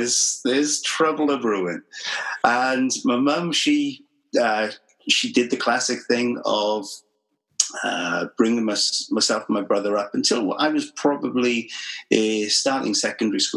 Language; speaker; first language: English; native; English